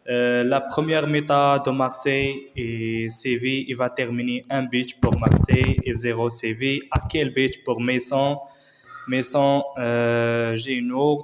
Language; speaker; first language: French; non-native, learner; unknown